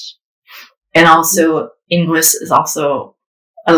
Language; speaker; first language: English; non-native, fluent; Indonesian